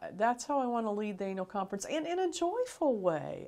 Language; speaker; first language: English; native; English